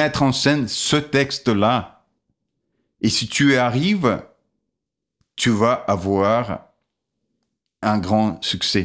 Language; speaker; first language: French; non-native, fluent; Russian